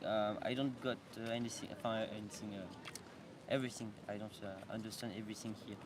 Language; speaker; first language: English; non-native, learner; French